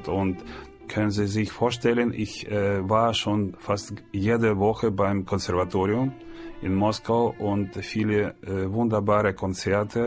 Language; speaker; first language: German; non-native, learner; Russian